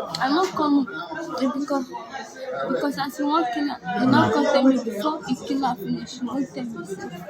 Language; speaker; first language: Nigerian Pidgin; non-native, local second language; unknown